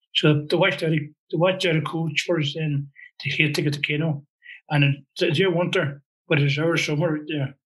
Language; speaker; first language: English; native; English